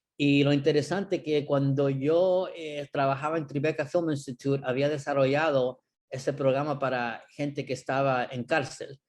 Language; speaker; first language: Spanish; early bilingual, heritage; Spanish